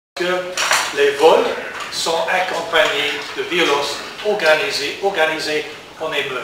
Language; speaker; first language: French; non-native, learner; English